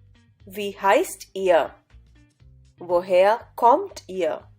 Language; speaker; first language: German; non-native, fluent; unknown